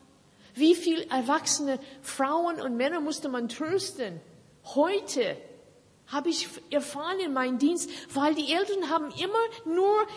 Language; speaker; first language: German; non-native, fluent; English